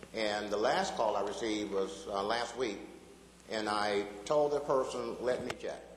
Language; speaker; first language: English; native; English